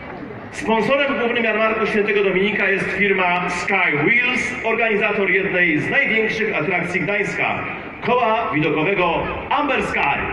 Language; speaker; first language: Polish; native; Polish